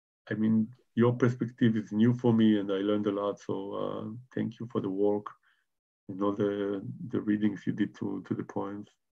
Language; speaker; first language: English; non-native, fluent; Hebrew